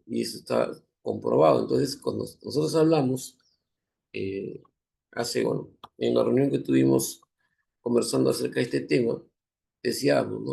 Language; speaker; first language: Spanish; native; Spanish